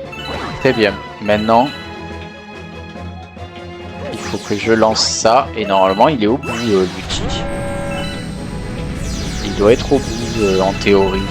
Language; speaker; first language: French; native; French